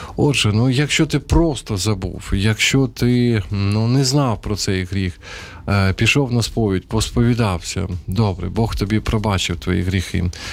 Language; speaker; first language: Ukrainian; non-native, local second language; Russian